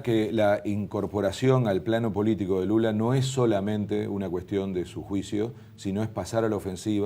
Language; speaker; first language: Spanish; native; Spanish